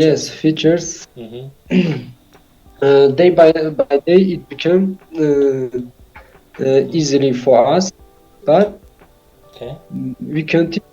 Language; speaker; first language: English; non-native, learner; Tajik